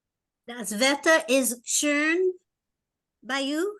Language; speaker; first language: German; non-native, learner; English